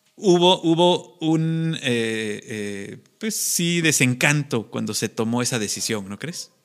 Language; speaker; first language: Spanish; native; Spanish